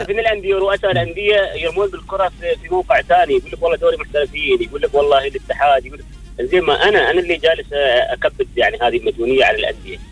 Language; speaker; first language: Arabic; native; Arabic